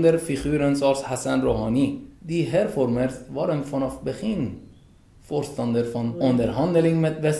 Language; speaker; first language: Dutch; non-native, fluent; Persian